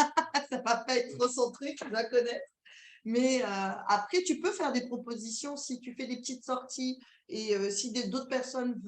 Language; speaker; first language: French; native; French